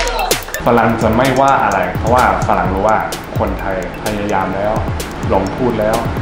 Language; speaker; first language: Thai; non-native, fluent; English